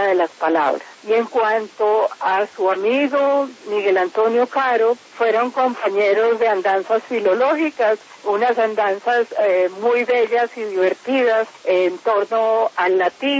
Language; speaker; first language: Spanish; native; Spanish